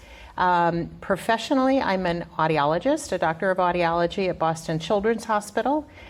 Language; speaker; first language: English; native; English